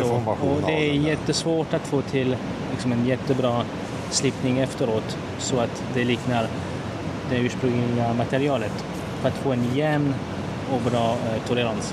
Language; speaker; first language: Swedish; non-native, fluent; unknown